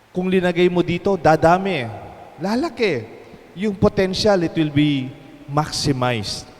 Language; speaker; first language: Filipino; non-native, local second language; Pampanga